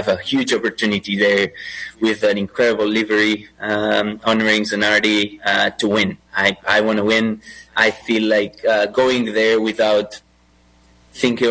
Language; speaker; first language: English; non-native, fluent; Spanish